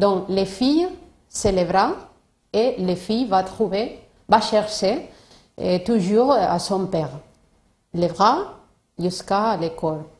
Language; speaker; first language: French; non-native, learner; Spanish